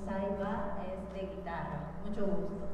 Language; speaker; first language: Spanish; non-native, fluent; Japanese